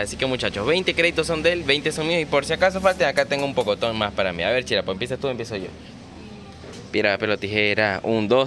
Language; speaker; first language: Spanish; native; Spanish